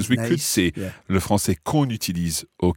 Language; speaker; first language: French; non-native, fluent; English